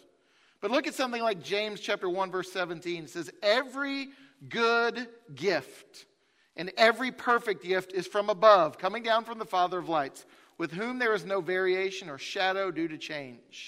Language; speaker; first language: English; native; English